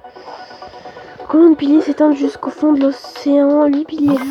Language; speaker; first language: French; native; French